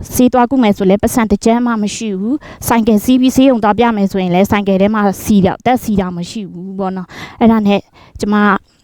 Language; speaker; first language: Burmese; non-native, local second language; Shan